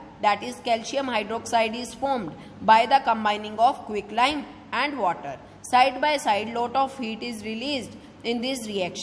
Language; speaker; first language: English; non-native, local second language; Hindi